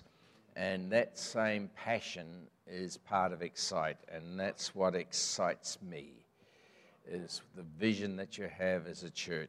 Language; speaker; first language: English; native; English